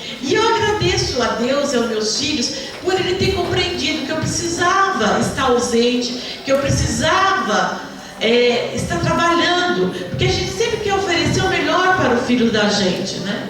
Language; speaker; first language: Portuguese; native; Portuguese